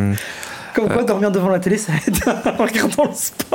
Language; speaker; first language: French; native; French